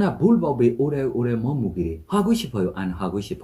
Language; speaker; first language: Korean; non-native, fluent; Burmese